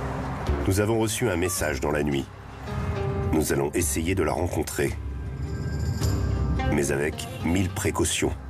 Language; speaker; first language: French; native; French